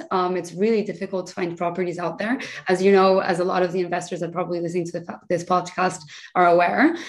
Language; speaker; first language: English; early bilingual, other home language; Spanish